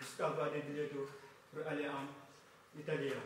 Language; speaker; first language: Italian; non-native, learner; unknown